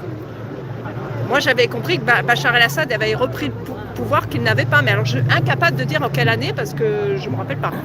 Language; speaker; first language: French; native; French